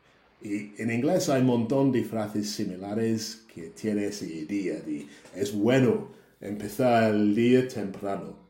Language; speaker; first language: Spanish; non-native, fluent; English